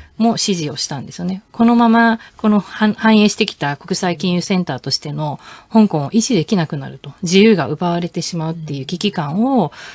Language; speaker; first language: Japanese; native; Japanese